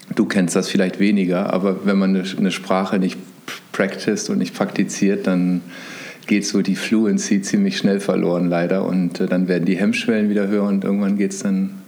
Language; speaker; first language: German; native; German